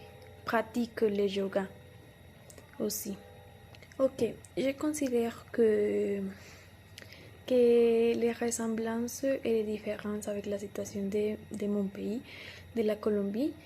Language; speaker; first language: French; non-native, learner; Spanish